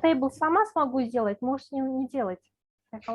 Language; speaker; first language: Russian; non-native, local second language; Kyrgyz